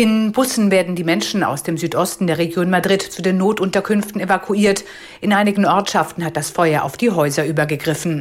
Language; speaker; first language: German; native; German